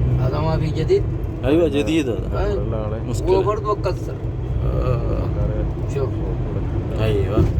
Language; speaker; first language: Arabic; non-native, learner; Malayalam